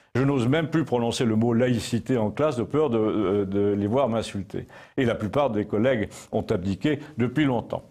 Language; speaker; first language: French; native; French